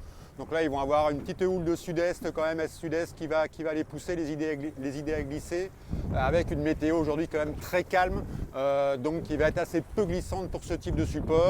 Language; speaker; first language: French; native; French